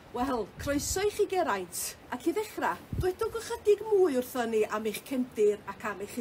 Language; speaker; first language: Welsh; native; Welsh